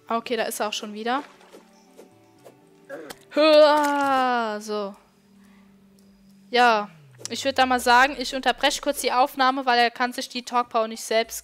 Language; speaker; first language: German; native; German